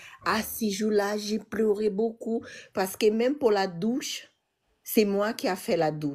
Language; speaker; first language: French; non-native, learner; Portuguese